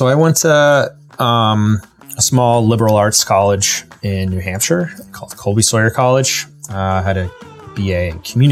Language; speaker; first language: English; native; English